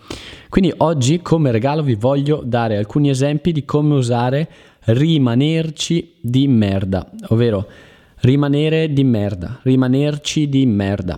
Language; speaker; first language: Italian; native; Italian